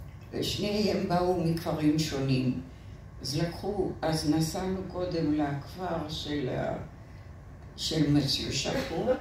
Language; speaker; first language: Hebrew; non-native, fluent; French